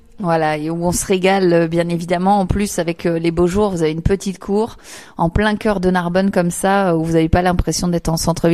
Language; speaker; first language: French; native; French